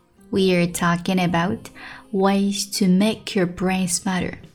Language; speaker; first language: English; non-native, fluent; Chinese